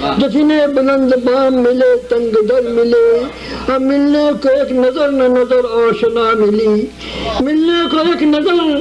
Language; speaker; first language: Urdu; native; Urdu